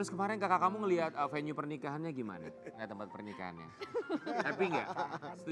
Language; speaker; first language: Indonesian; native; Indonesian